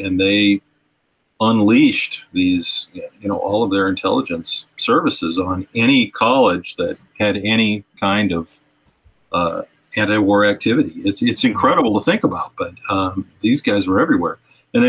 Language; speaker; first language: English; native; English